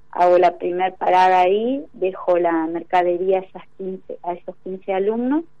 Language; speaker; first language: Spanish; native; Spanish